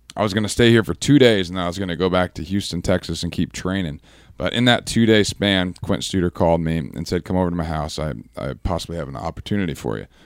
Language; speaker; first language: English; native; English